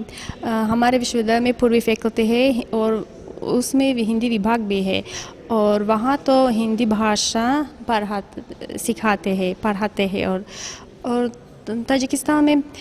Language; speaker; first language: Hindi; non-native, fluent; Tajik